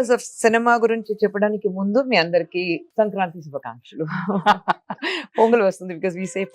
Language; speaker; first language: Telugu; non-native, local second language; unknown